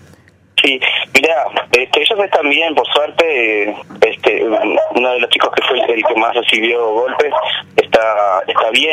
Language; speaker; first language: Spanish; native; Spanish